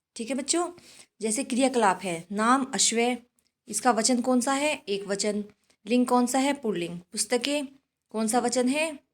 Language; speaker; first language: Hindi; native; Hindi